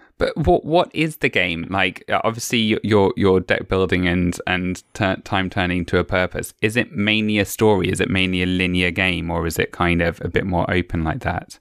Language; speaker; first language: English; native; English